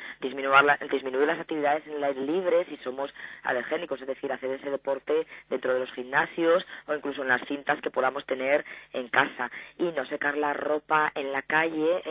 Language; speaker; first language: Spanish; native; Spanish